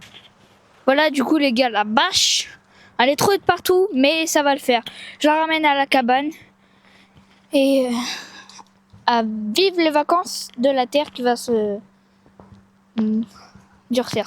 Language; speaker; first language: French; native; French